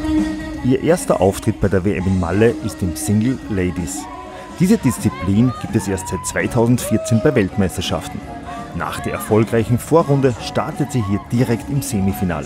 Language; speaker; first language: German; native; German